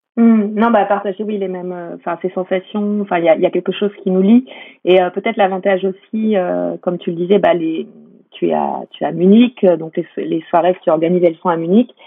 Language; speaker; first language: French; native; French